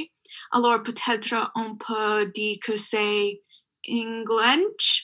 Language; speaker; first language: French; non-native, learner; English